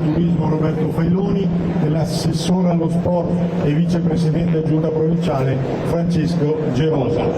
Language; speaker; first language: Italian; native; Italian